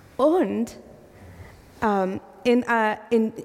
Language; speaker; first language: German; non-native, fluent; Arabic